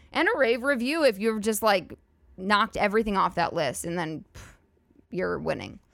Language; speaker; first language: English; native; English